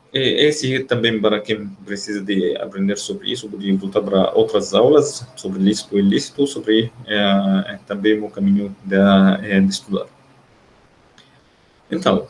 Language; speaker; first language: Portuguese; non-native, fluent; Arabic